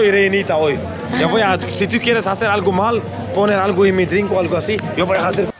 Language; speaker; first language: Spanish; non-native, learner; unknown